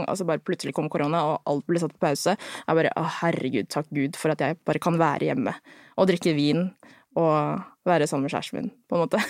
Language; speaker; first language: Norwegian; early bilingual, other home language; Filipino